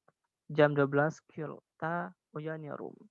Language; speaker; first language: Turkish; non-native, learner; Indonesian